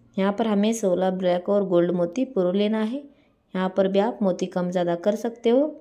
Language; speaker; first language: Hindi; native; Hindi